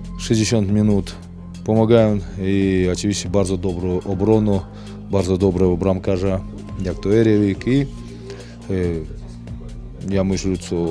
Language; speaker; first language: Polish; non-native, fluent; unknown